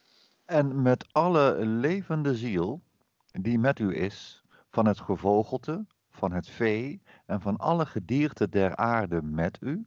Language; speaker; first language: Dutch; native; Dutch